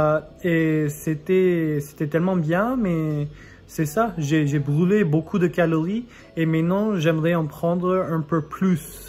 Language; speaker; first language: French; non-native, fluent; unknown